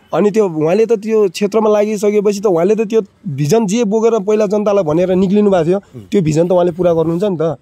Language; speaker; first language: Nepali; native; Nepali